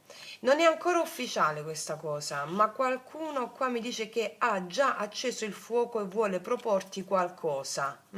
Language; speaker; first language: Italian; native; Italian